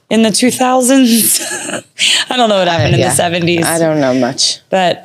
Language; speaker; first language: English; native; English